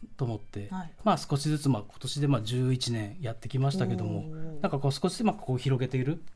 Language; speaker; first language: Japanese; native; Japanese